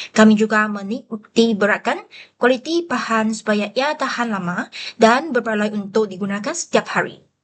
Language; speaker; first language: Malay; non-native, local second language; Chinese